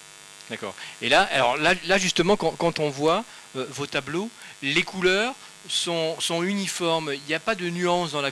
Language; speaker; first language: French; native; French